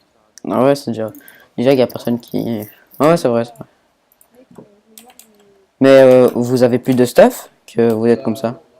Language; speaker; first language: French; native; French